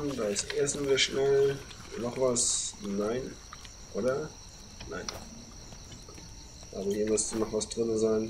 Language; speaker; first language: German; native; German